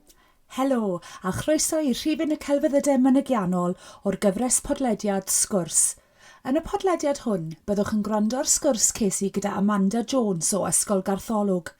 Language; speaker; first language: Welsh; native; Welsh